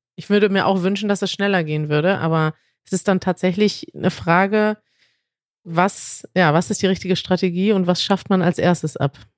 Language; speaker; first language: German; native; German